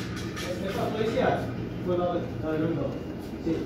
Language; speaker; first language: Spanish; non-native, learner; English